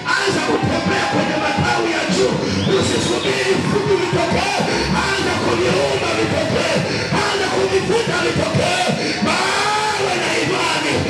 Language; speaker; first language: Swahili; native; Swahili